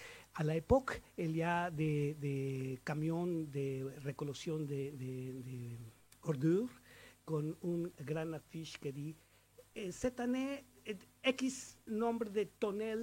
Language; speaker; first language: French; non-native, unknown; Spanish